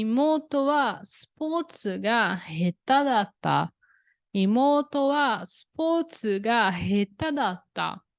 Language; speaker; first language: Japanese; non-native, fluent; Portuguese